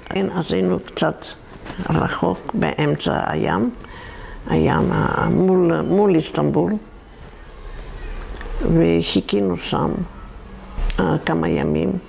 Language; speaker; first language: Hebrew; non-native, fluent; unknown